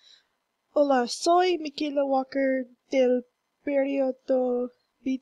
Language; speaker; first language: Spanish; non-native, learner; English